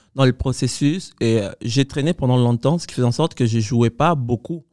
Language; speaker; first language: French; non-native, fluent; Spanish